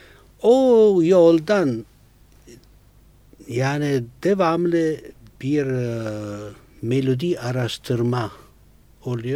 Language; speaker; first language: Turkish; non-native, fluent; Italian